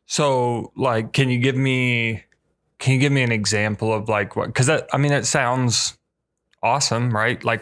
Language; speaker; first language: English; native; English